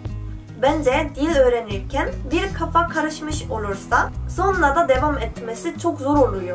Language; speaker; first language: Turkish; non-native, fluent; Korean